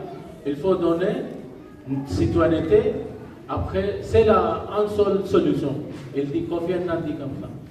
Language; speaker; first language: French; non-native, learner; Rohingya